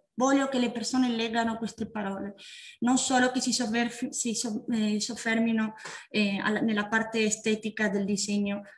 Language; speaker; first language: Italian; non-native, fluent; Spanish